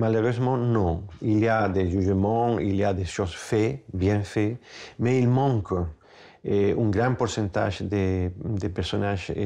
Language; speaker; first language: French; non-native, fluent; Spanish